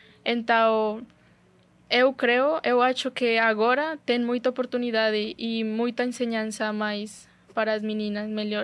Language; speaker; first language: Portuguese; non-native, learner; Spanish